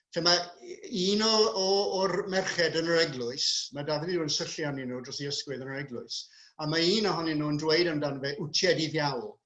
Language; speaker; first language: Welsh; non-native, local second language; English